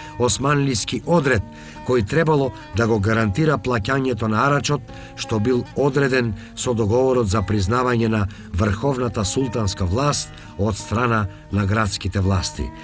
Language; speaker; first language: Macedonian; native; Macedonian